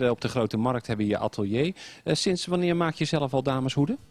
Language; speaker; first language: Dutch; native; Dutch